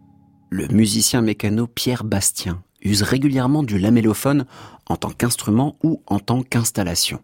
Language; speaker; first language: French; native; French